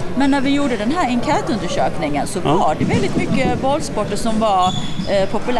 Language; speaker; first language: Swedish; native; Swedish